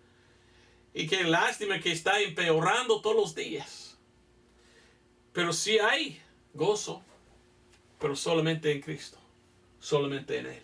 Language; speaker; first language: Spanish; non-native, fluent; English